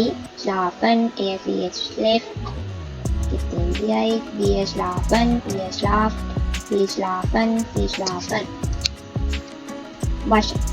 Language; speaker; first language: German; non-native, fluent; Sinhala